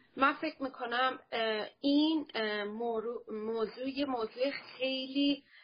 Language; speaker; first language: Persian; early bilingual, heritage; Persian